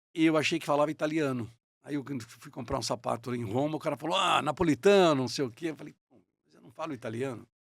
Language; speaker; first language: Portuguese; early bilingual, other home language; Italian